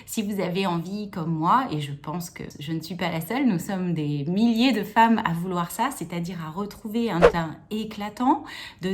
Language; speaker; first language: French; native; French